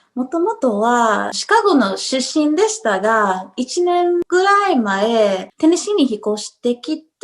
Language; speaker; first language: Japanese; non-native, fluent; English